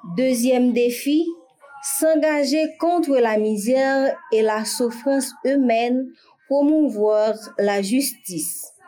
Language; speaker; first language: French; non-native, local second language; Haitian Creole